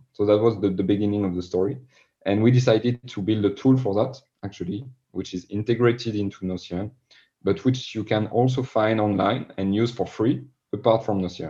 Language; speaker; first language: English; non-native, fluent; French